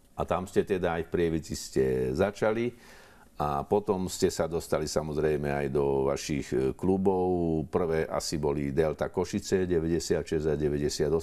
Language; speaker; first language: Slovak; native; Slovak